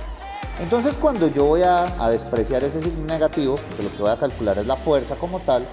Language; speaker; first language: Spanish; native; Spanish